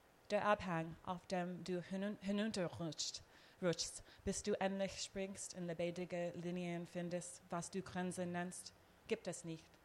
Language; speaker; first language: German; non-native, fluent; English